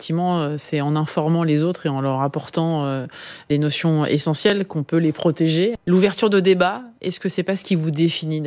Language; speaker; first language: French; native; French